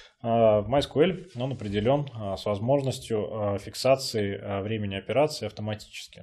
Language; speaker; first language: Russian; native; Russian